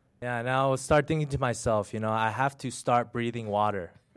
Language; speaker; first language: English; early bilingual, other home language; Chinese